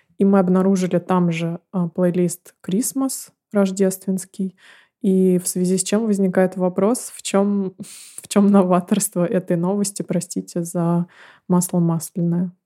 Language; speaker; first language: Russian; native; Russian